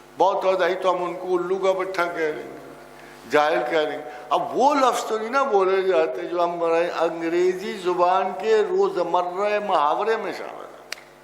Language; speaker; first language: Urdu; non-native, local second language; Punjabi